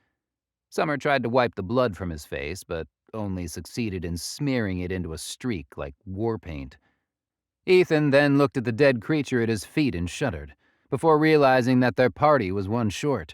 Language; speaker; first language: English; native; English